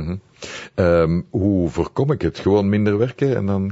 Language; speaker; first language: Dutch; native; Dutch